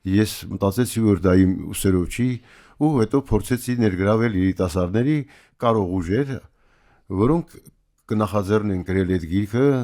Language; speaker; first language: Armenian; native; Armenian